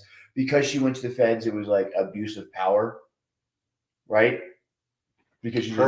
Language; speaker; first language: English; native; English